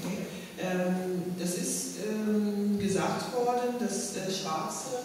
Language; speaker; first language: German; non-native, fluent; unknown